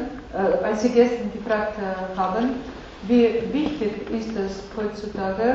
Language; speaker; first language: German; non-native, fluent; Russian